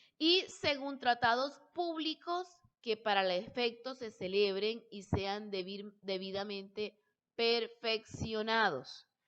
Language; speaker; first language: Spanish; native; Spanish